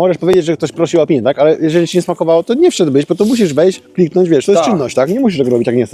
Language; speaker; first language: Polish; native; Polish